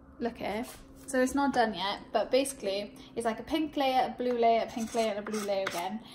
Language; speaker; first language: English; native; English